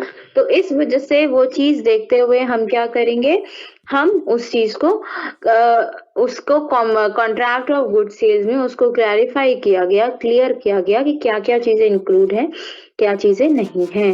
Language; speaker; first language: Hindi; native; Hindi